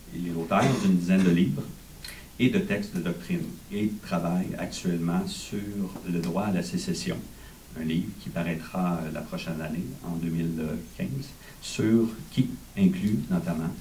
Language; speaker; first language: French; native; French